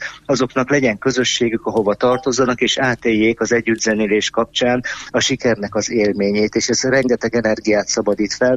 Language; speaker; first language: Hungarian; native; Hungarian